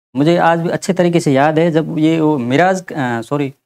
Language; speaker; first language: Hindi; native; Hindi